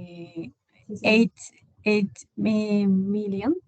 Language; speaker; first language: English; non-native, learner; Spanish